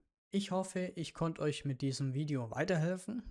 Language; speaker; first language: German; native; German